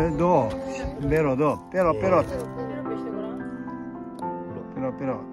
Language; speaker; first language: Japanese; native; Japanese